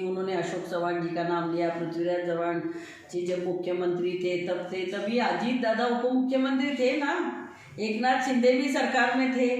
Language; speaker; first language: Hindi; non-native, local second language; Marathi